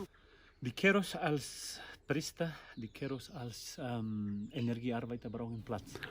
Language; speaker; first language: German; non-native, learner; Spanish